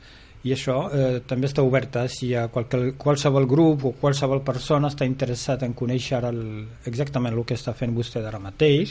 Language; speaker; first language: Catalan; non-native, fluent; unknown